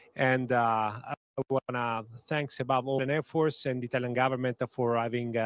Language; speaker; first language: English; non-native, fluent; Italian